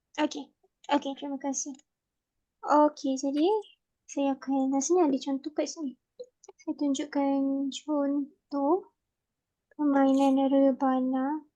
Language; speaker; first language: Malay; native; Malay